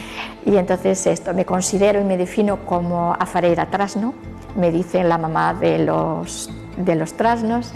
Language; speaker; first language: Spanish; native; Spanish